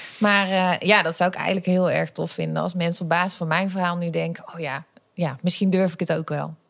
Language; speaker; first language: Dutch; native; Dutch